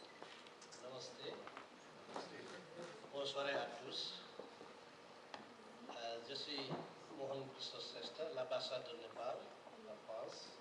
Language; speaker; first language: French; non-native, learner; Nepali